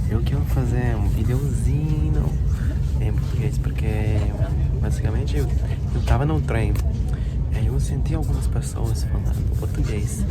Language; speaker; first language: Portuguese; non-native, learner; English